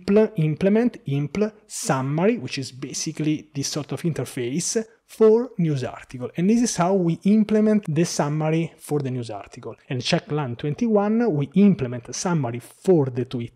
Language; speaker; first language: English; non-native, fluent; Italian